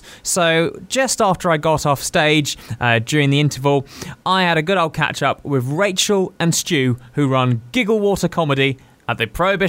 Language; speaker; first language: English; native; English